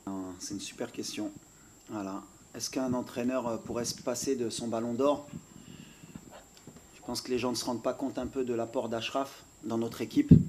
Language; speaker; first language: French; native; French